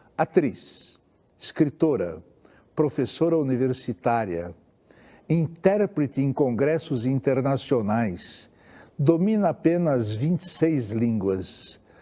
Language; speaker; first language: Portuguese; native; Portuguese